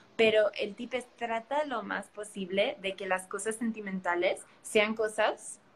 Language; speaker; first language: Spanish; early bilingual, heritage; Spanish